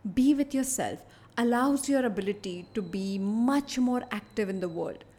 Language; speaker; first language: English; non-native, local second language; Hindi